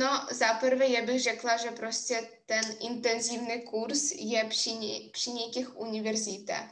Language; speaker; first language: Czech; non-native, fluent; Russian